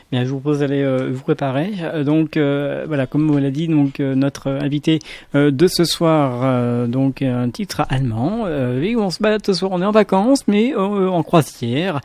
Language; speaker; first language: French; native; French